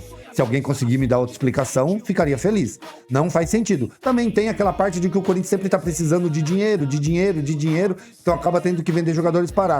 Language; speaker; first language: Portuguese; native; Portuguese